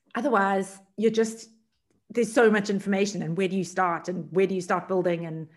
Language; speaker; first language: English; native; English